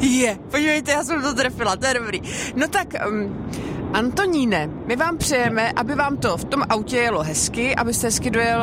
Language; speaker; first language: Czech; native; Czech